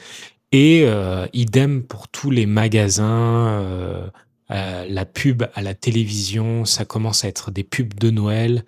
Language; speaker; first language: French; native; French